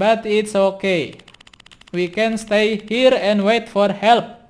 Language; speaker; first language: English; non-native, learner; Indonesian